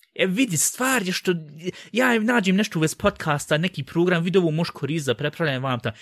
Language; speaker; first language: Bosnian; early bilingual, heritage; Bosnian